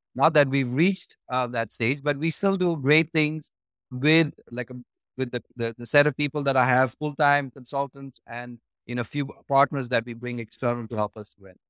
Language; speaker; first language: English; non-native, local second language; Hindi